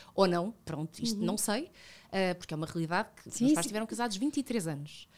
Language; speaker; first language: Portuguese; early bilingual, other home language; Spanish